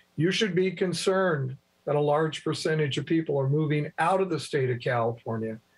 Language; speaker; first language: English; native; English